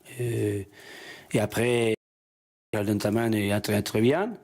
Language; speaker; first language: French; non-native, learner; Spanish